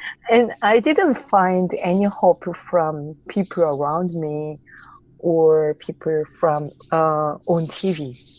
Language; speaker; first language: English; non-native, fluent; Korean